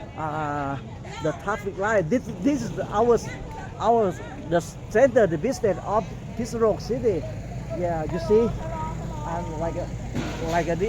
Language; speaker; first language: English; non-native, learner; Thai